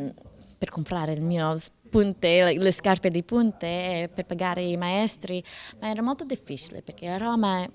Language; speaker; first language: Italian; non-native, learner; English